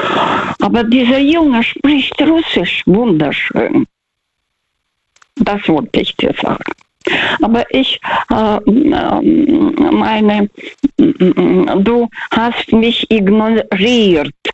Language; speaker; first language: German; non-native, fluent; Russian